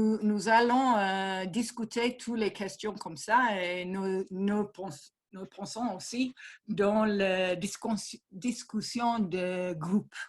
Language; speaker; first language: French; non-native, fluent; English